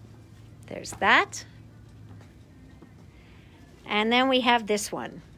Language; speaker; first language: English; native; English